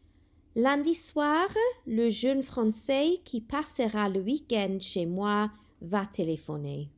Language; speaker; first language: French; non-native, fluent; Welsh